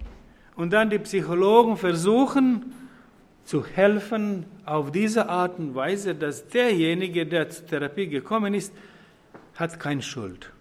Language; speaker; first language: German; non-native, fluent; Croatian